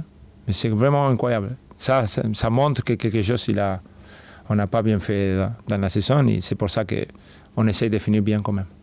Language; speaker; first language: French; non-native, fluent; Spanish